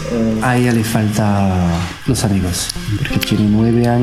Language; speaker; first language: Spanish; non-native, fluent; French